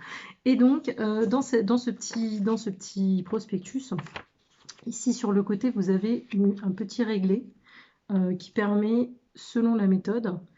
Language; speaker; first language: French; native; French